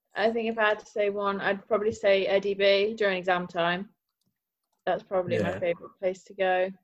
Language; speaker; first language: English; native; English